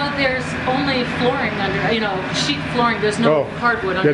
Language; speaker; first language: English; native; English